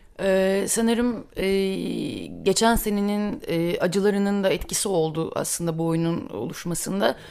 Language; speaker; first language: Turkish; native; Turkish